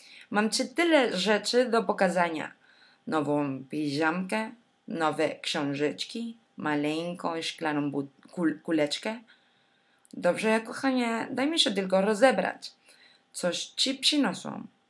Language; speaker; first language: Polish; non-native, learner; Spanish